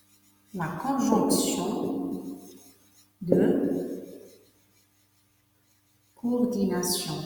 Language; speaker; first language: French; non-native, local second language; Arabic